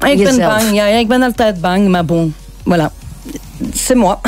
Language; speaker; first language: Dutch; non-native, local second language; French